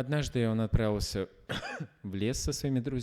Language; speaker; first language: Russian; native; Russian